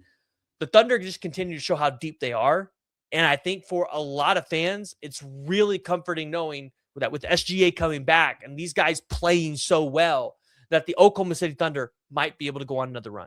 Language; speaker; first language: English; native; English